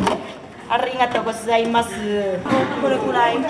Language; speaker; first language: Japanese; non-native, fluent; Thai